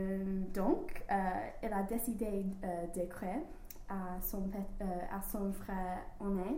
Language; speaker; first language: French; non-native, learner; English